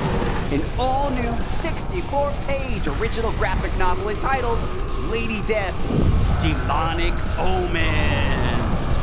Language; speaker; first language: English; native; English